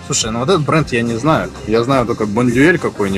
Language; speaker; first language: Russian; native; Russian